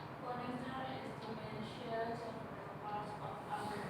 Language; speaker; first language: English; non-native, learner; Indonesian